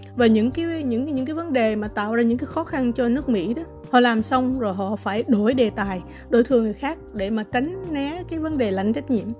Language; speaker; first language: Vietnamese; native; Vietnamese